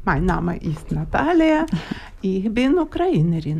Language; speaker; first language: German; non-native, learner; Ukrainian